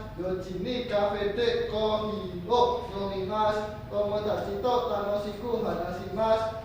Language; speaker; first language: Japanese; non-native, learner; Indonesian